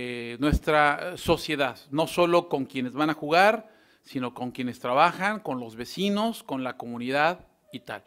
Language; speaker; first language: Spanish; native; Spanish